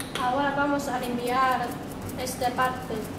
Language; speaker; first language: Spanish; non-native, learner; Chinese